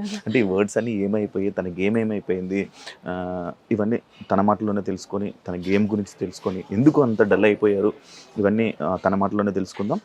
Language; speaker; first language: Telugu; native; Telugu